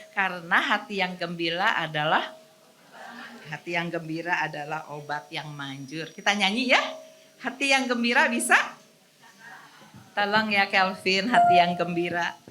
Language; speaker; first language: Indonesian; native; Indonesian